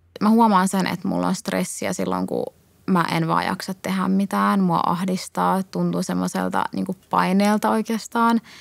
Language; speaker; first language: Finnish; early bilingual, other home language; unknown